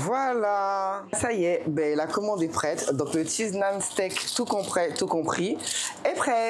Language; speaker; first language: French; native; French